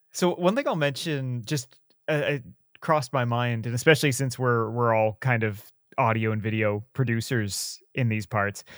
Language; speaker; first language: English; native; English